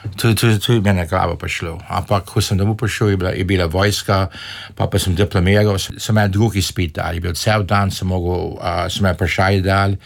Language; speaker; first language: Slovenian; early bilingual, heritage; Slovenian